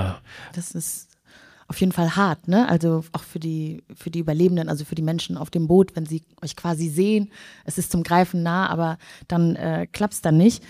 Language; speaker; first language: German; native; German